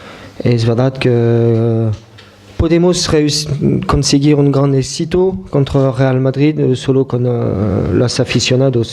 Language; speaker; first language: Spanish; non-native, fluent; French